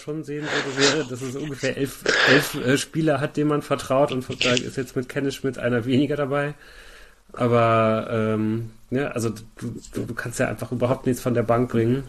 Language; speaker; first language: German; native; German